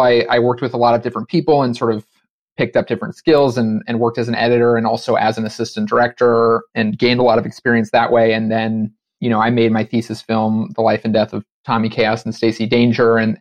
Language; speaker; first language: English; native; English